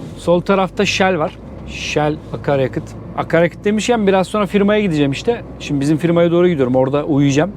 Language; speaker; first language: Turkish; native; Turkish